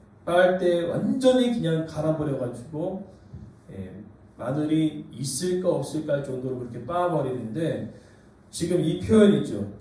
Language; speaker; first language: Korean; native; Korean